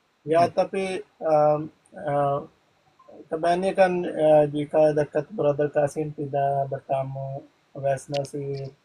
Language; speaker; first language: Indonesian; non-native, learner; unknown